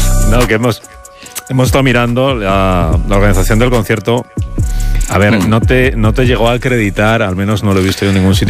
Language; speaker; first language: Spanish; native; Spanish